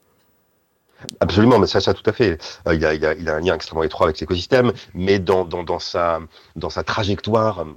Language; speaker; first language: French; native; French